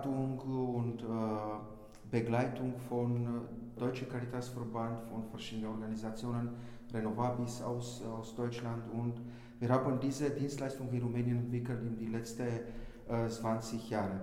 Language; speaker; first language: German; non-native, fluent; Romanian